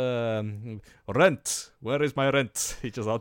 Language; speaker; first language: English; non-native, fluent; Norwegian